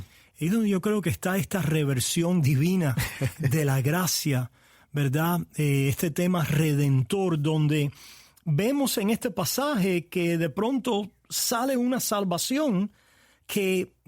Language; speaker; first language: Spanish; native; Spanish